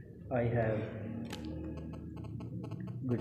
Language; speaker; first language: English; non-native, learner; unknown